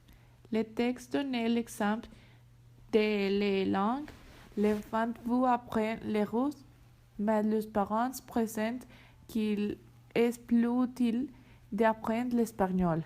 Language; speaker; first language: French; non-native, learner; Spanish